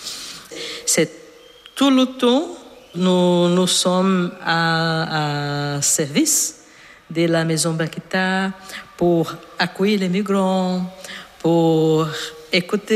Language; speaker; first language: French; non-native, fluent; Portuguese